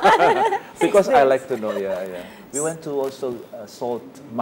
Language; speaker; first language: English; non-native, fluent; Indonesian